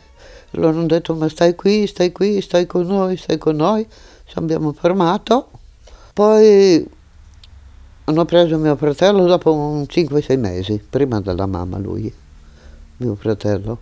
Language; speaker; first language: Italian; non-native, local second language; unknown